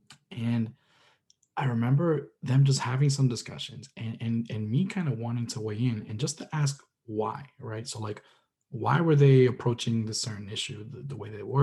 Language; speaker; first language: English; early bilingual, other home language; Spanish